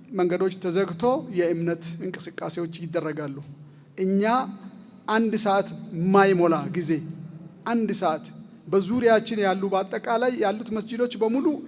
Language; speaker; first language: Amharic; native; Amharic